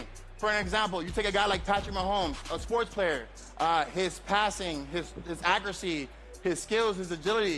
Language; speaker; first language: English; native; English